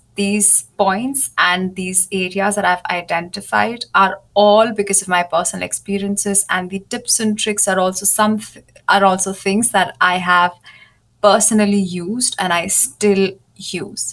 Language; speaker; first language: English; non-native, local second language; Hindi